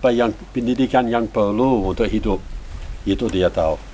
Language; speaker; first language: Indonesian; non-native, learner; English